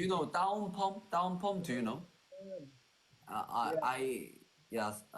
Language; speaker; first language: English; non-native, learner; Korean